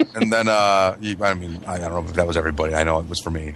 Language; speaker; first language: English; native; English